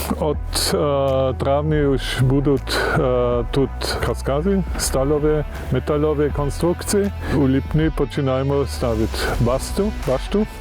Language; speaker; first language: Ukrainian; non-native, learner; German